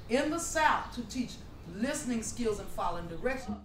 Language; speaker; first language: English; native; English